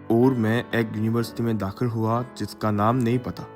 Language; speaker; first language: Urdu; non-native, learner; Korean